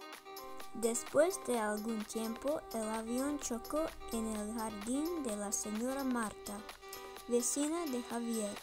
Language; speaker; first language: Spanish; non-native, learner; English